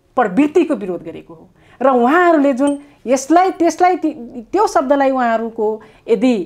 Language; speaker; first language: Nepali; non-native, local second language; Dangaura Tharu